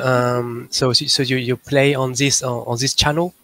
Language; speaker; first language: English; non-native, learner; French